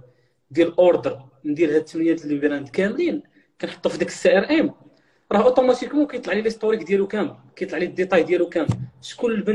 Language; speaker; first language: Arabic; native; Arabic